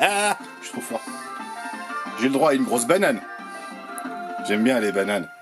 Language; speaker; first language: French; native; French